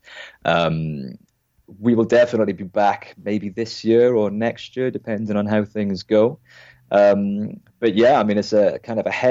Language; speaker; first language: English; native; English